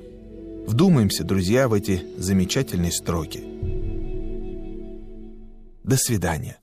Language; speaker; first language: Russian; native; Russian